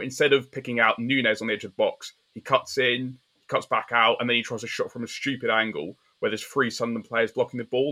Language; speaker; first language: English; native; English